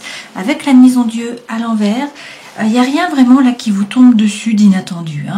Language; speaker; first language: French; native; French